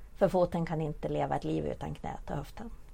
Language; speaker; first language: Swedish; native; Swedish